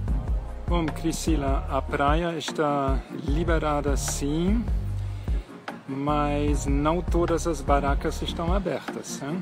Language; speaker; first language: Portuguese; non-native, fluent; German